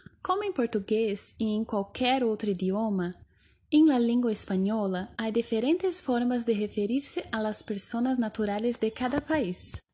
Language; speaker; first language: Portuguese; non-native, learner; Spanish